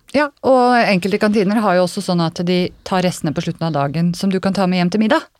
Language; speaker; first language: Norwegian; native; Norwegian